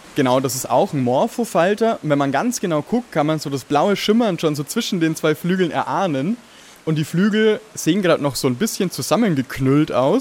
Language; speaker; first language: German; native; German